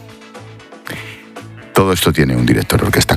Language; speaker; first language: Spanish; native; Spanish